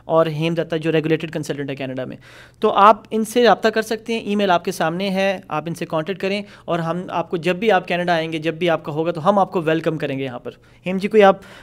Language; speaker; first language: Urdu; native; Urdu